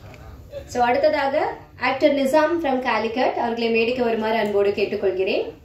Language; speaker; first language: Tamil; native; Tamil